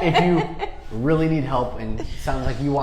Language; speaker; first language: English; native; English